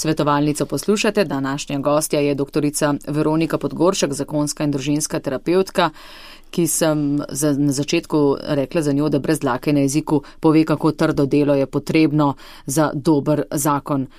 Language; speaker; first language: Slovenian; native; Slovenian